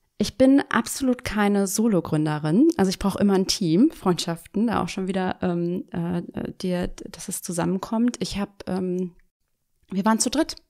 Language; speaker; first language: German; native; German